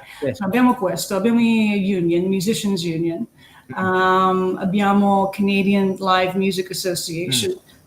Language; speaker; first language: Italian; early bilingual, heritage; English